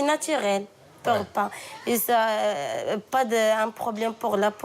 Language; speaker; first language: French; non-native, learner; Arabic